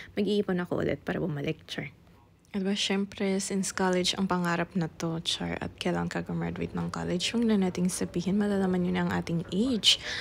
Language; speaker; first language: Filipino; non-native, local second language; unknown